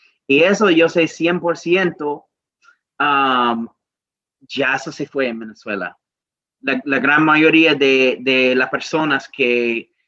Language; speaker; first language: Spanish; non-native, learner; English